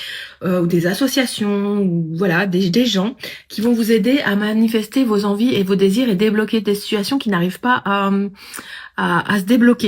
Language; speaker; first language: French; native; French